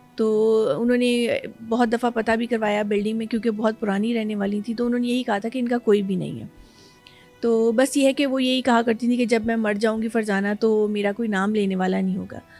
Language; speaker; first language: Urdu; native; Urdu